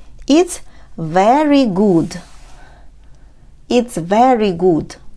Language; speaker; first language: English; non-native, fluent; Ukrainian